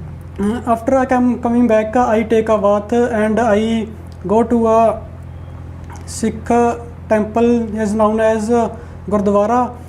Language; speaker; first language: English; non-native, learner; Punjabi